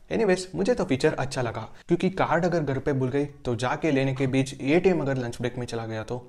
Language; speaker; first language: Hindi; non-native, local second language; Kannada